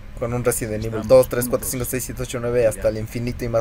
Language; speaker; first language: Spanish; native; Spanish